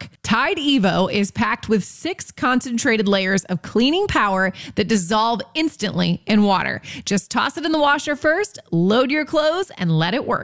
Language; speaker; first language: English; native; English